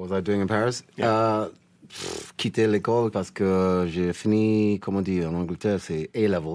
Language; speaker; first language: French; non-native, learner; English